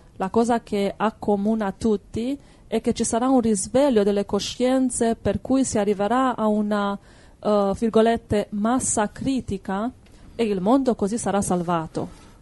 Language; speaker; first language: Italian; non-native, fluent; Hungarian